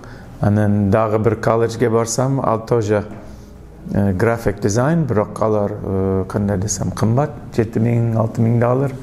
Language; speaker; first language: Kyrgyz; non-native, learner; English